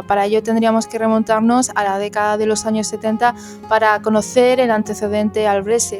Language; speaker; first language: Spanish; native; Spanish